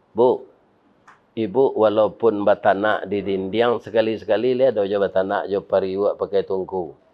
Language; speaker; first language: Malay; non-native, local second language; Minangkabau